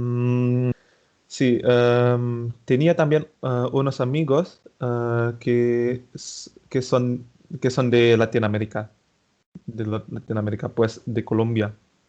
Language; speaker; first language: Spanish; non-native, fluent; Indonesian